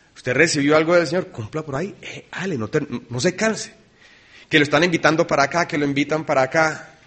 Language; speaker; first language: Spanish; early bilingual, other home language; English